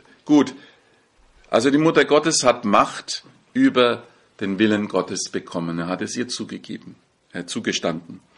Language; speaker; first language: German; native; German